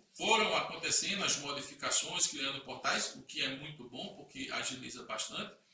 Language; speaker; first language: Portuguese; native; Portuguese